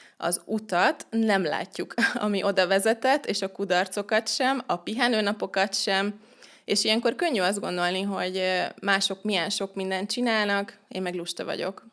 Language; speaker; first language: Hungarian; native; Hungarian